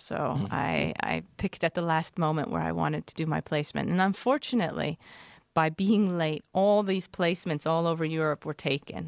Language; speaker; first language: English; native; English